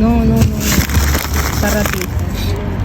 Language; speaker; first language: Spanish; non-native, learner; Filipino